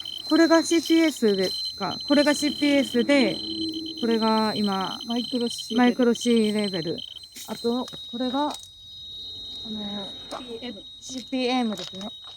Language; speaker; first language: Japanese; non-native, fluent; Korean